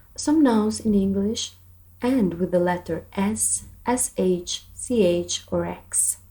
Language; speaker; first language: English; non-native, fluent; Albanian